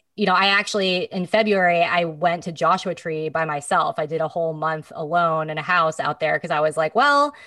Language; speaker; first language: English; native; English